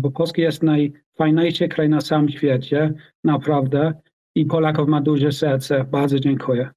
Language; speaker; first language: Polish; non-native, learner; English